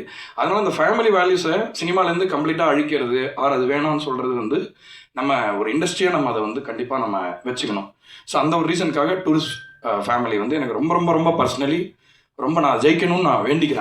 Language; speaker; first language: Tamil; native; Tamil